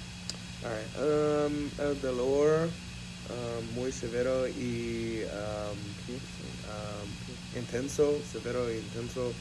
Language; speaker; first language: Spanish; non-native, learner; English